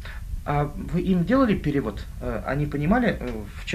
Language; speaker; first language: Russian; native; Russian